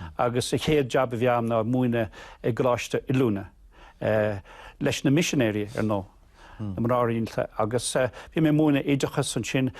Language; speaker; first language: Irish; non-native, local second language; English